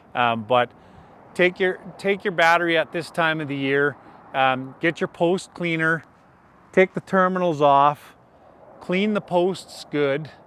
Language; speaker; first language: English; native; English